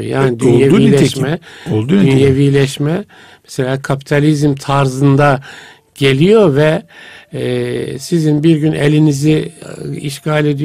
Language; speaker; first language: Turkish; native; Turkish